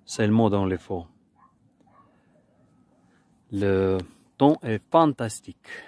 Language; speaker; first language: French; non-native, learner; Ukrainian